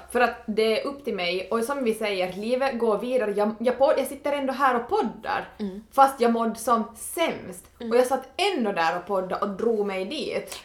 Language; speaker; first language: Swedish; native; Swedish